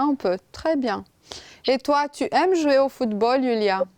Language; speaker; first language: French; non-native, fluent; Romanian